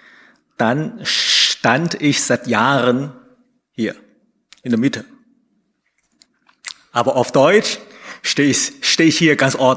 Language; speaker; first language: German; non-native, fluent; Chinese